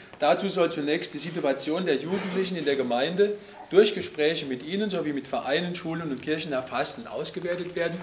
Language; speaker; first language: German; native; German